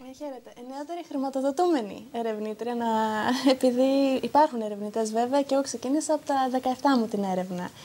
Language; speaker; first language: Greek; early bilingual, heritage; Greek